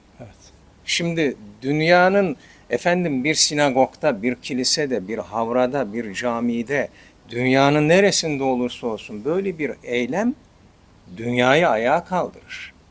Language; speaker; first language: Turkish; native; Turkish